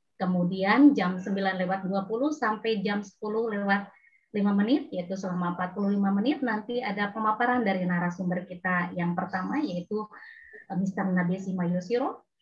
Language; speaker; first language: Indonesian; native; Indonesian